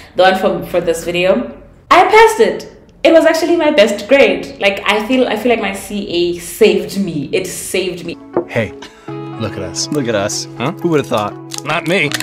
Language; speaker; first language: English; non-native, local second language; Tswana